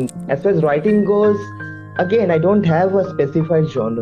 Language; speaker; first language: English; non-native, local second language; Bangla